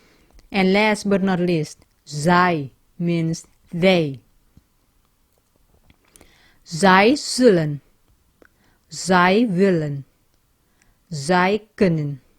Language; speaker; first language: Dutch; non-native, fluent; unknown